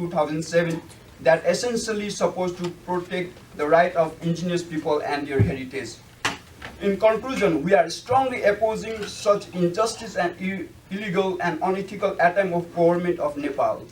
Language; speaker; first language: English; non-native, fluent; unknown